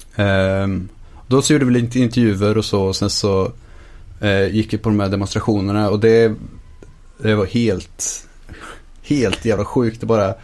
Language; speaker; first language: Swedish; native; Swedish